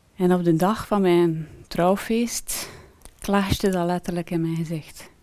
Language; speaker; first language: Dutch; native; Dutch